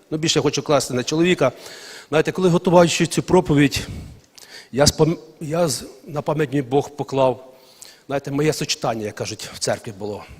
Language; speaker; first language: Ukrainian; non-native, local second language; Russian